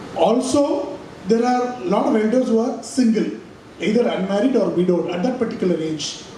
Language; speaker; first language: English; non-native, local second language; Tamil